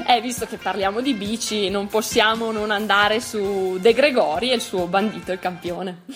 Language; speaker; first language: Italian; native; Italian